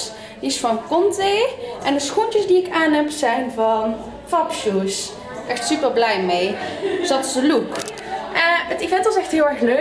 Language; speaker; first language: Dutch; native; Dutch